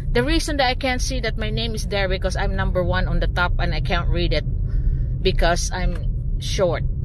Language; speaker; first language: English; non-native, local second language; Cebuano